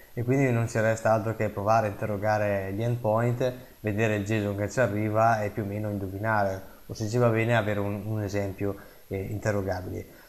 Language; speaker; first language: Italian; native; Italian